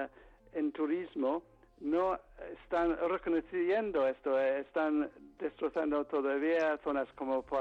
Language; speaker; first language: Spanish; non-native, fluent; English